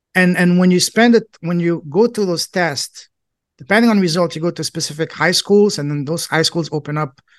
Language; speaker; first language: English; non-native, fluent; French